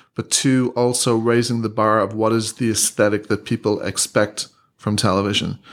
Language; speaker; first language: English; native; English